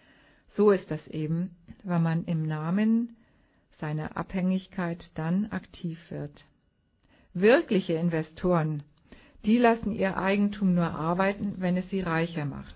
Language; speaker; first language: German; native; German